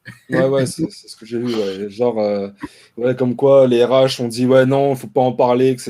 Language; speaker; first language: French; native; French